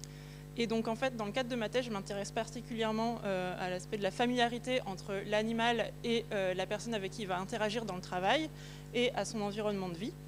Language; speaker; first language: French; native; French